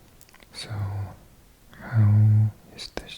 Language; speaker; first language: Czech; non-native, learner; English